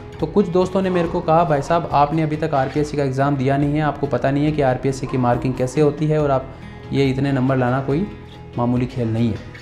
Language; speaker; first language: Hindi; native; Hindi